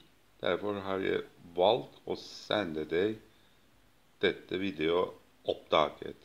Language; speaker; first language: Swedish; non-native, fluent; Turkish